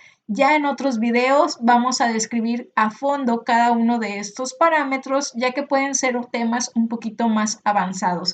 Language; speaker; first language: Spanish; native; Spanish